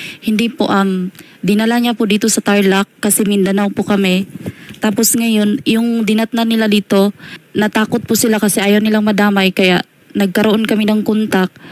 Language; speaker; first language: Filipino; non-native, local second language; Cebuano